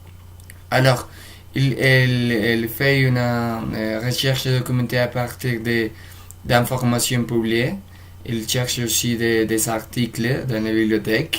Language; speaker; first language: French; non-native, fluent; Spanish